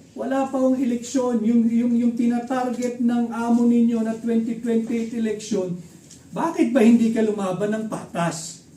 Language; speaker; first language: Filipino; native; Filipino